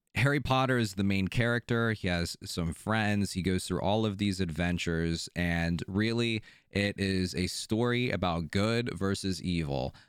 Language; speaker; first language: English; native; English